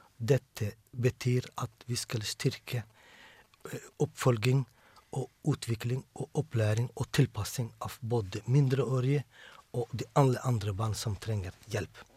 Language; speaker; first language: Norwegian; non-native, fluent; Somali